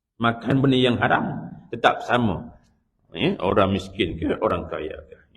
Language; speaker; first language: Malay; native; Malay